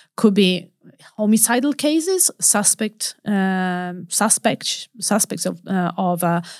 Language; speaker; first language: English; non-native, fluent; Italian